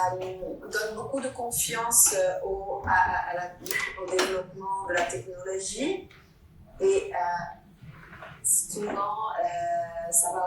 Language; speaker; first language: French; non-native, fluent; Italian